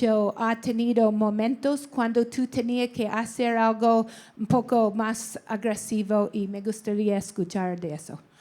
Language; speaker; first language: Spanish; non-native, learner; English